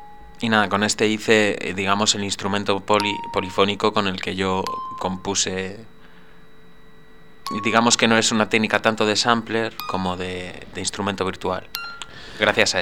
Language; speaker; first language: Spanish; native; Spanish